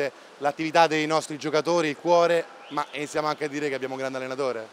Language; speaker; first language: Italian; native; Italian